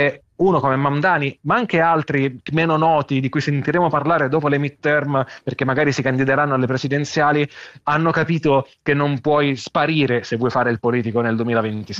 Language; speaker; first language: Italian; native; Italian